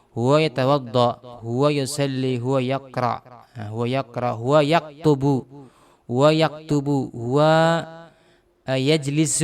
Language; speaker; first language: Arabic; non-native, fluent; Indonesian